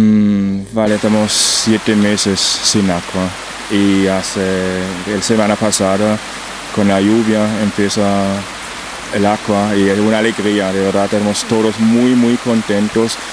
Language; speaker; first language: Spanish; non-native, learner; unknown